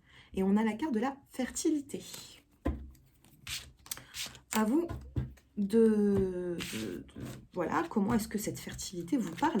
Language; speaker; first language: French; native; French